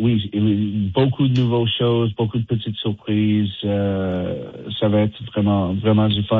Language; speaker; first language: French; non-native, learner; English